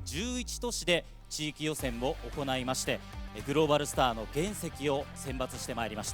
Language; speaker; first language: Japanese; native; Japanese